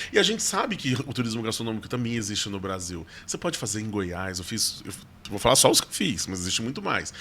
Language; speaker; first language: Portuguese; native; Portuguese